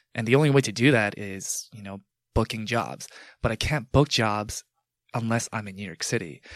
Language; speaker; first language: English; native; English